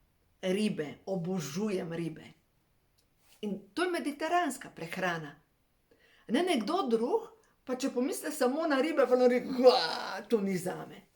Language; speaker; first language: Slovenian; native; Slovenian